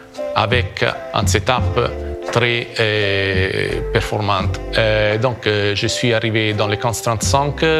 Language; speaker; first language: French; non-native, fluent; Italian